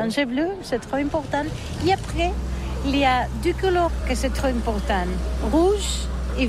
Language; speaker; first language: French; non-native, learner; Catalan